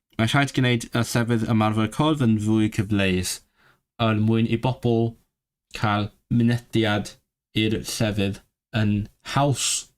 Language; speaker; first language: Welsh; non-native, learner; Cantonese